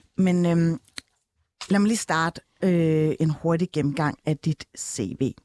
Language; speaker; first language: Danish; early bilingual, other home language; Turkish